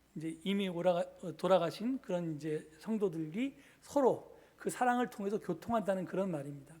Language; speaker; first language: Korean; native; Korean